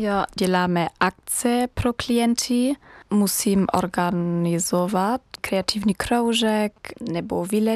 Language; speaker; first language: Czech; non-native, learner; German